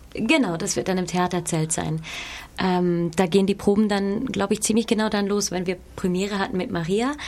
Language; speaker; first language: German; native; German